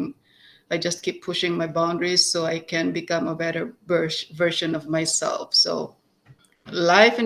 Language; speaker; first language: English; non-native, local second language; Cebuano